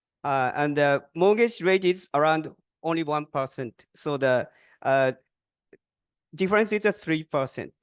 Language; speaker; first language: English; non-native, fluent; Japanese